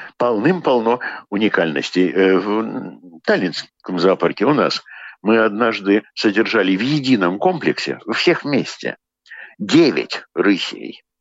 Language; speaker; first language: Russian; native; Russian